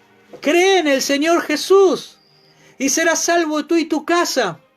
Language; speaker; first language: Spanish; native; Spanish